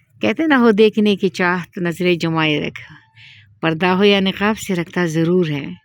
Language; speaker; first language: Urdu; non-native, local second language; Pashto